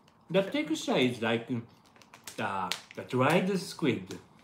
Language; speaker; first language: English; non-native, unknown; Japanese